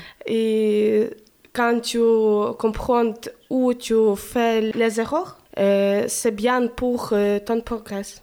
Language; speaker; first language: French; non-native, learner; Ukrainian